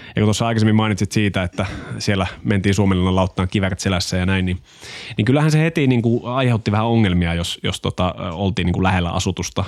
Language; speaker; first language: Finnish; native; Finnish